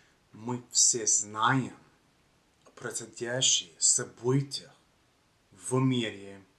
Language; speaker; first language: Russian; non-native, learner; English